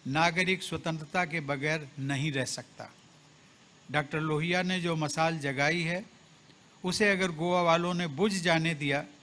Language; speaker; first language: Hindi; native; Hindi